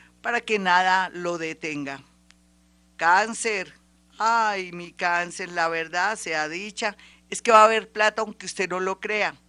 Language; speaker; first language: Spanish; native; Spanish